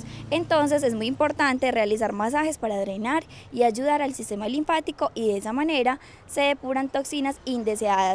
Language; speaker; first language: Spanish; native; Spanish